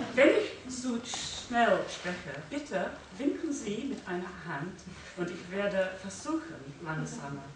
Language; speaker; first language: German; non-native, learner; English